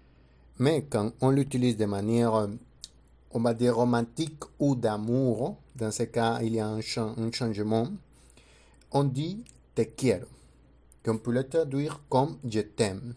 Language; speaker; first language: French; non-native, fluent; Spanish